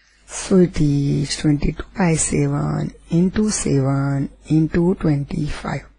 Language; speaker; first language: English; non-native, local second language; Gujarati